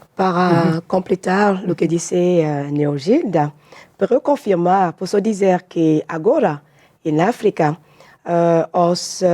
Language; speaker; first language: Portuguese; non-native, learner; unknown